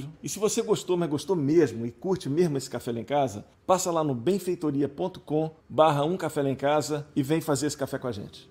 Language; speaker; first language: Portuguese; native; Portuguese